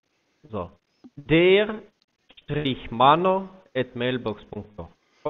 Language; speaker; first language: German; non-native, fluent; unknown